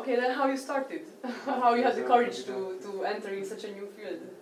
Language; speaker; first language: English; non-native, fluent; Hungarian